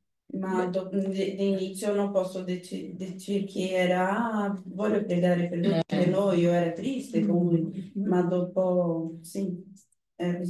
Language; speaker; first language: Italian; non-native, learner; Portuguese